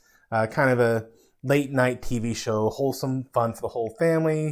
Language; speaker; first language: English; native; English